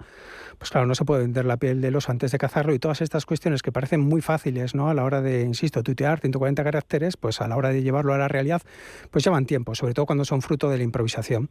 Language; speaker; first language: Spanish; native; Spanish